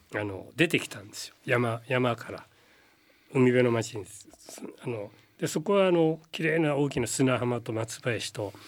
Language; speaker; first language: Japanese; native; Japanese